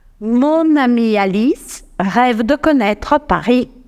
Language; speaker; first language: French; non-native, fluent; Spanish